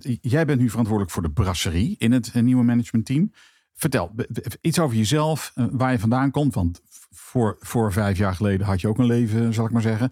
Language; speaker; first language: Dutch; native; Dutch